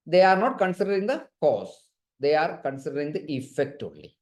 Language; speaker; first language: English; non-native, local second language; Malayalam